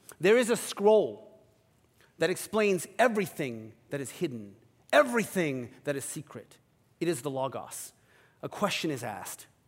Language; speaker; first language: English; early bilingual, other home language; Korean